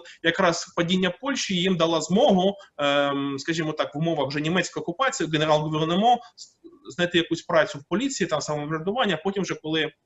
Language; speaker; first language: Ukrainian; native; Ukrainian